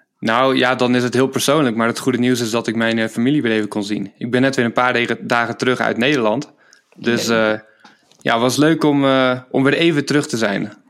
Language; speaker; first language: Dutch; native; Dutch